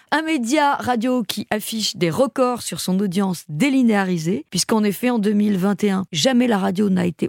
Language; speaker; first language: French; native; French